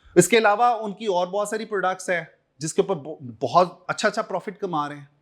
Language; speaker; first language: Urdu; non-native, local second language; Punjabi